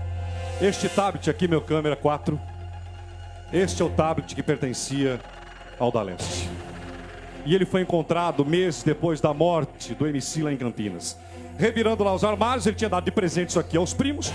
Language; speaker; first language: Portuguese; native; Portuguese